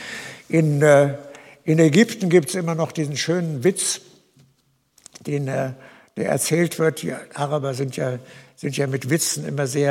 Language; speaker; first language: German; native; German